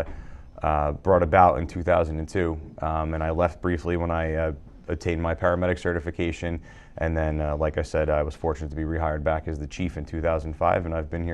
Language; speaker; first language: English; native; English